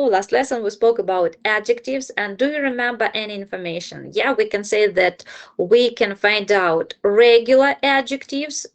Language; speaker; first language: English; non-native, fluent; Ukrainian